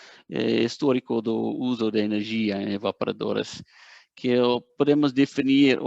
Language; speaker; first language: Portuguese; non-native, fluent; Dutch